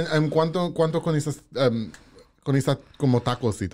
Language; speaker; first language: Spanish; early bilingual, heritage; English